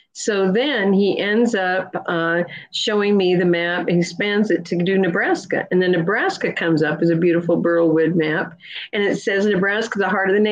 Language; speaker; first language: English; native; English